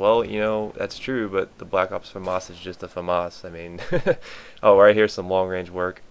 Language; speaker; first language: English; native; English